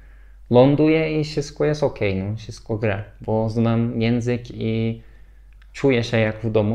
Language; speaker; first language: Polish; non-native, learner; Turkish